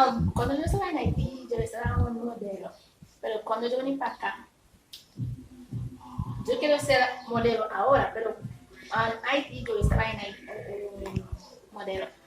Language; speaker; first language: Spanish; non-native, learner; Haitian Creole